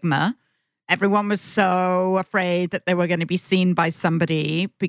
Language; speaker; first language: English; native; English